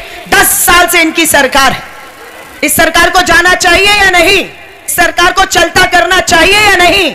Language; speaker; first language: Hindi; native; Hindi